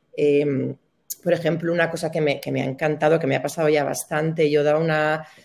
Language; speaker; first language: Spanish; native; Spanish